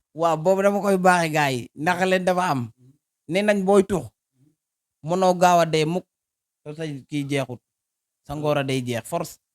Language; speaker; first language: Wolof; native; Wolof